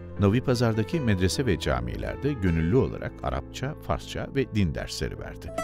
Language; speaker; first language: Turkish; native; Turkish